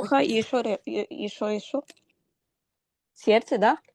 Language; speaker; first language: Russian; non-native, learner; Portuguese